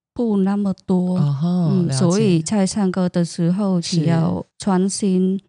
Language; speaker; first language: Chinese; non-native, fluent; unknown